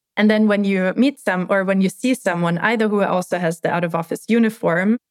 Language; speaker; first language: English; non-native, fluent; German